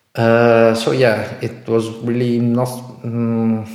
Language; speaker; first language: English; non-native, fluent; Italian